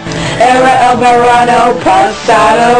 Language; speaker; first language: Spanish; non-native, learner; English